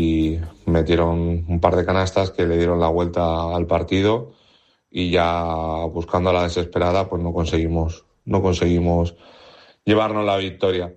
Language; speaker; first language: Spanish; native; Spanish